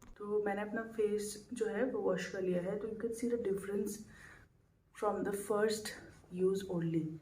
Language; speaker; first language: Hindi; non-native, local second language; Assamese